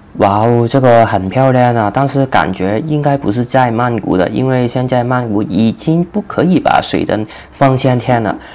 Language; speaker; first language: Chinese; non-native, local second language; Cantonese